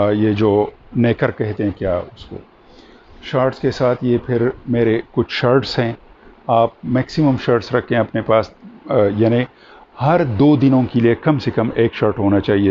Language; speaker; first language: Urdu; non-native, local second language; Pashto